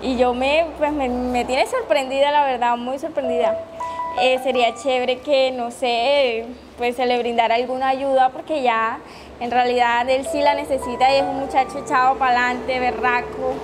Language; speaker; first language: Spanish; native; Spanish